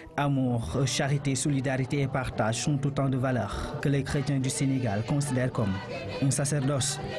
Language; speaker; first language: French; non-native, local second language; Wolof